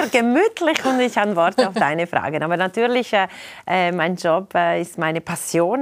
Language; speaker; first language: German; non-native, local second language; Italian